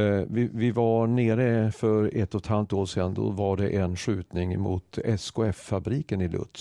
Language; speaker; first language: Swedish; native; Swedish